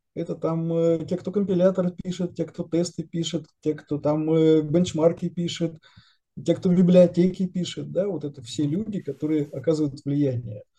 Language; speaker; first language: Russian; native; Russian